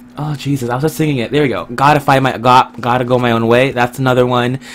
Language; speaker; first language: English; native; English